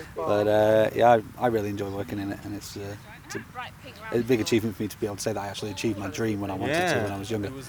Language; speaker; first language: English; native; English